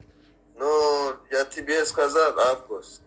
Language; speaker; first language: Russian; non-native, learner; Tajik